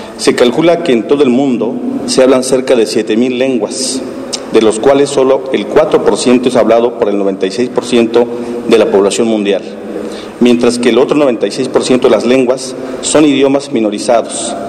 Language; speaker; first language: Spanish; non-native, local second language; Tzeltal